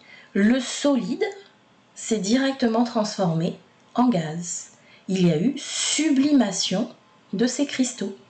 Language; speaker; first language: French; native; French